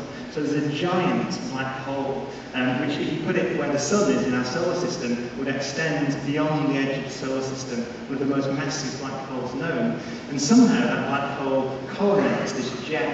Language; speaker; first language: English; native; English